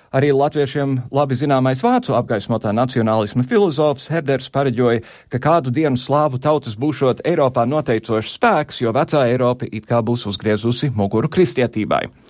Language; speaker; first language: Latvian; early bilingual, heritage; Latvian